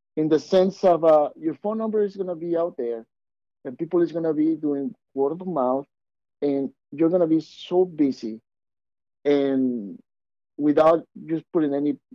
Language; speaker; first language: English; non-native, fluent; Spanish